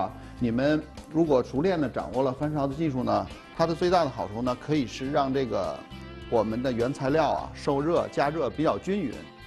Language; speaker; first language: Chinese; native; Chinese